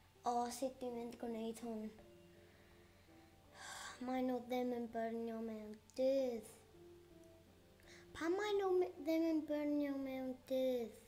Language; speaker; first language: Welsh; non-native, local second language; English